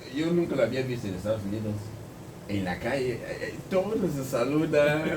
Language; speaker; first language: Spanish; non-native, fluent; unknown